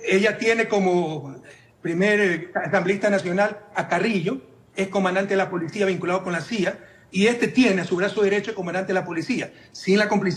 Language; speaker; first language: Spanish; native; Spanish